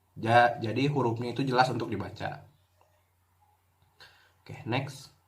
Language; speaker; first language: Indonesian; native; Indonesian